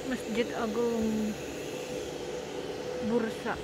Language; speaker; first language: Indonesian; native; Indonesian